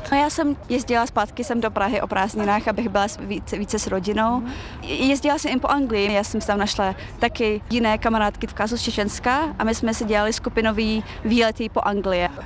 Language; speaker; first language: Czech; early bilingual, other home language; Chechen